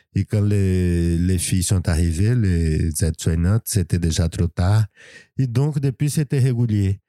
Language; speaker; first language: French; non-native, fluent; Portuguese